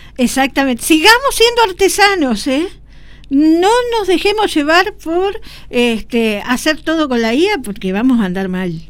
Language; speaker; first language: Spanish; native; Spanish